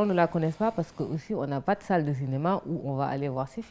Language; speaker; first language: French; non-native, local second language; Wolof